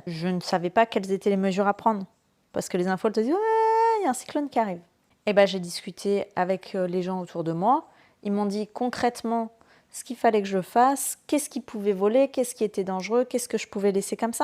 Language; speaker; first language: French; native; French